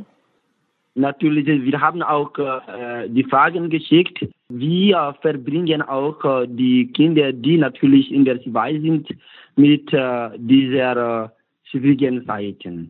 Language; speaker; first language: German; non-native, learner; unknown